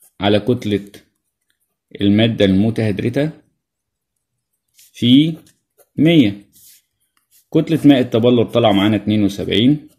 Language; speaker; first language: Arabic; native; Arabic